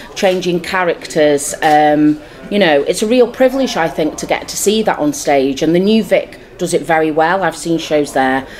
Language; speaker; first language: English; native; English